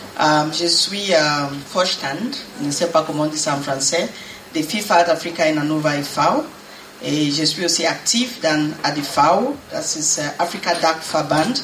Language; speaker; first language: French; non-native, learner; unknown